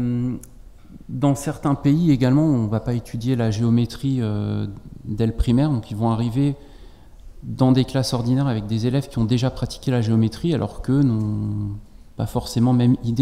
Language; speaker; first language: French; native; French